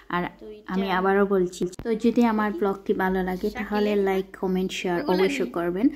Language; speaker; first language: Bangla; non-native, local second language; Sylheti